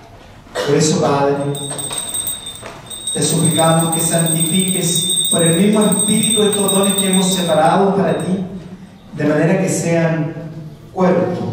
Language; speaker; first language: Spanish; native; Spanish